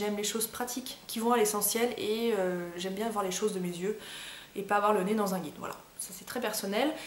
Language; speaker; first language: French; native; French